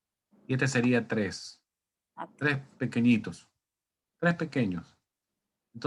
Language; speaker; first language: Spanish; native; Spanish